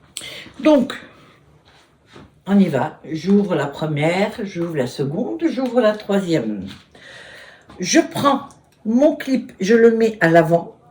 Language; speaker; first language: French; native; French